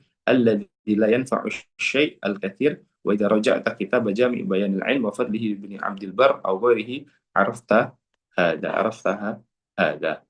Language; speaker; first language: Arabic; non-native, fluent; Indonesian